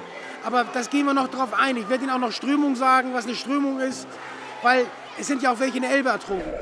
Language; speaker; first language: German; native; German